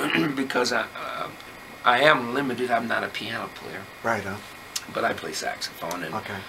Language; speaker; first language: English; native; English